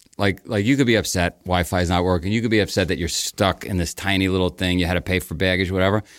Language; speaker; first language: English; native; English